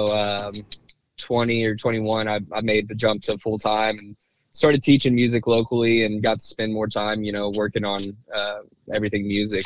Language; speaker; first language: English; native; English